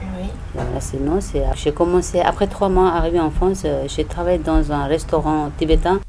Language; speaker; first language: French; non-native, learner; Tibetan